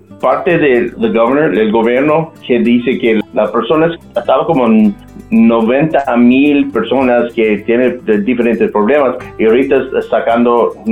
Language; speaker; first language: Spanish; non-native, local second language; English